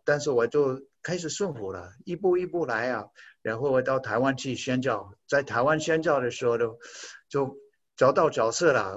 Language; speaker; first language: Chinese; non-native, fluent; English